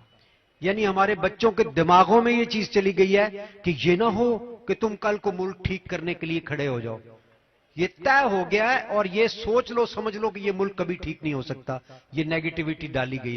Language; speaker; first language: Urdu; native; Urdu